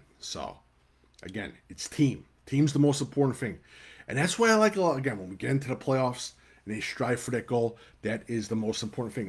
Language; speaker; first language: English; native; English